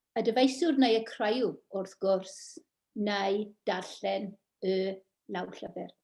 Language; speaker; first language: Welsh; non-native, local second language; English